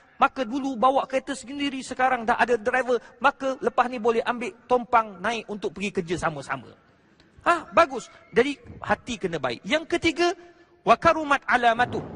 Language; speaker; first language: Malay; native; Malay